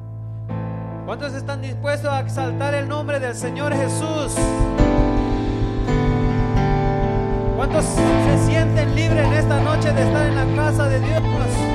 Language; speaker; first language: Spanish; native; Spanish